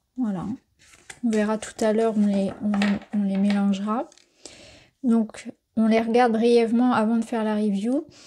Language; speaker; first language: French; native; French